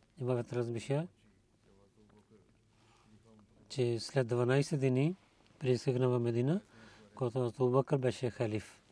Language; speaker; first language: Bulgarian; non-native, learner; Urdu